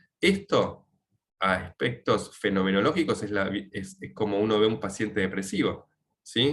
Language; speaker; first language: Spanish; native; Spanish